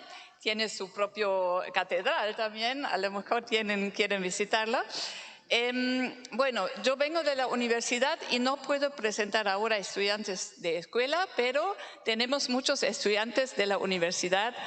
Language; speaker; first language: Spanish; non-native, fluent; German